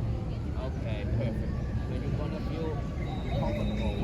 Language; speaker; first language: English; non-native, fluent; Cantonese